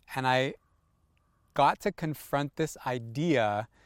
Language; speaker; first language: English; native; English